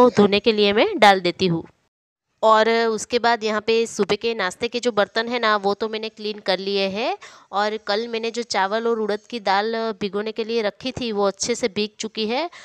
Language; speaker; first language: Hindi; non-native, local second language; Gujarati